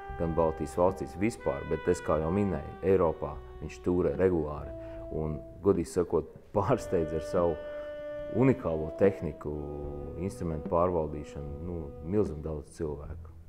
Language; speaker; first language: Latvian; non-native, local second language; Russian